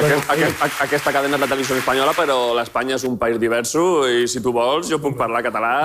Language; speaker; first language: Catalan; non-native, local second language; Spanish